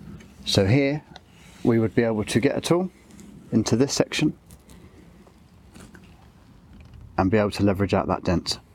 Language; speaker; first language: English; native; English